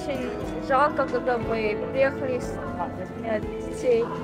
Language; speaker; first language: Russian; non-native, learner; Korean